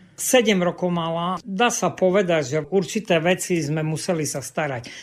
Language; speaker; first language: Slovak; non-native, local second language; Rusyn